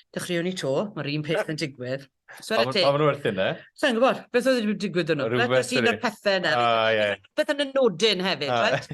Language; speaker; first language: Welsh; native; Welsh